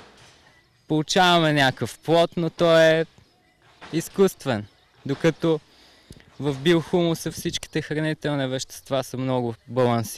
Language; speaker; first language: Bulgarian; native; Bulgarian